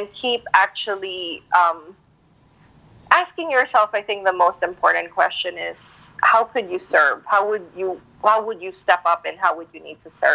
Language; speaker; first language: English; non-native, local second language; Filipino